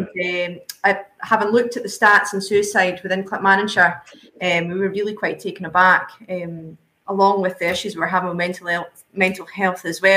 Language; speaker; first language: English; native; English